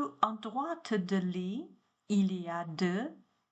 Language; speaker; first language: French; non-native, learner; Chinese